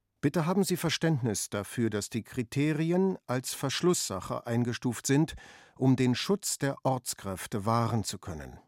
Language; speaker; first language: German; native; German